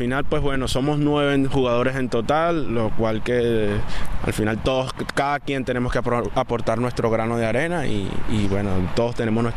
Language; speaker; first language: Spanish; native; Spanish